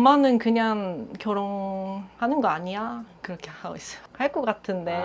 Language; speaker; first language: Korean; non-native, fluent; Japanese